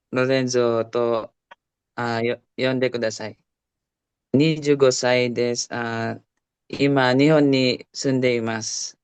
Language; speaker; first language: Japanese; non-native, learner; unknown